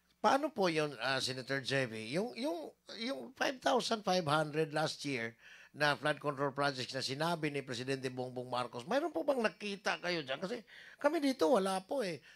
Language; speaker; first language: Filipino; non-native, local second language; Cebuano